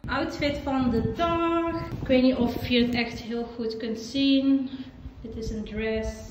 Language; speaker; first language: Dutch; early bilingual, other home language; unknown